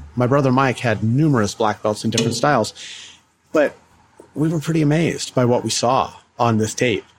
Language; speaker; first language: English; early bilingual, other home language; Russian